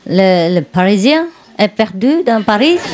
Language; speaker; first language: French; non-native, learner; Vietnamese